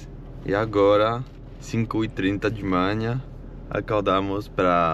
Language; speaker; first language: Portuguese; non-native, fluent; French